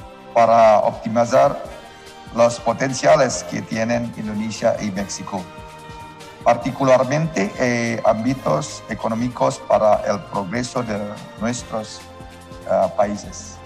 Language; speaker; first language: Spanish; non-native, learner; Indonesian